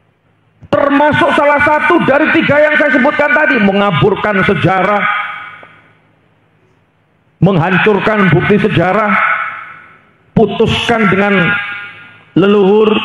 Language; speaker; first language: Indonesian; native; Indonesian